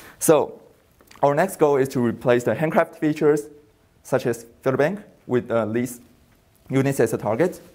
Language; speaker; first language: English; non-native, fluent; Chinese